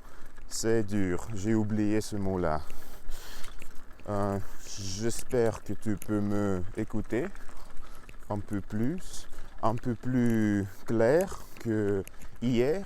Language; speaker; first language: French; non-native, learner; Russian